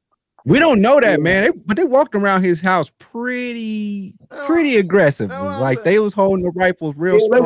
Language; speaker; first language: English; native; English